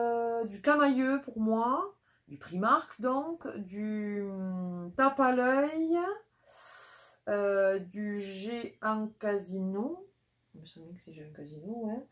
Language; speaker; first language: French; native; French